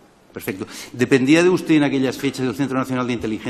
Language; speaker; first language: Spanish; native; Spanish